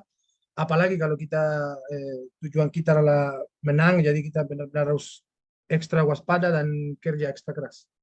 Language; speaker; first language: Indonesian; non-native, fluent; Spanish